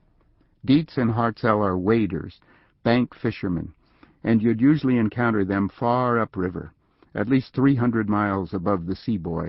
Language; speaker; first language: English; native; English